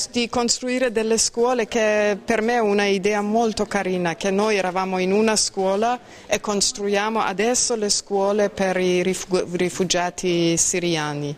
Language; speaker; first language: Italian; non-native, fluent; Persian